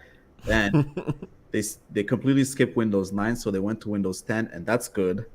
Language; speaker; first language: English; native; English